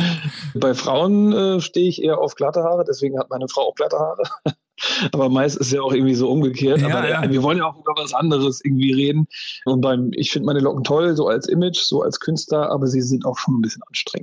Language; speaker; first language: German; native; German